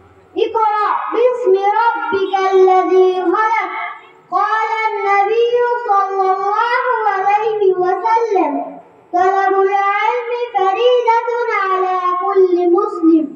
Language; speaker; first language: Arabic; non-native, learner; Bangla